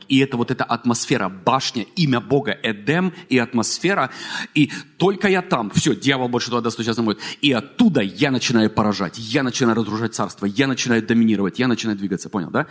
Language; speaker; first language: Russian; native; Russian